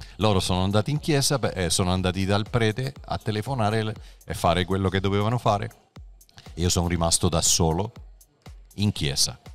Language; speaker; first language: Italian; non-native, fluent; Spanish